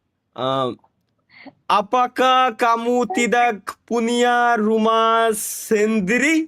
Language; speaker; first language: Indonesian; non-native, learner; Bangla